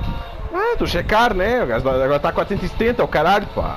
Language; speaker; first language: Portuguese; native; Portuguese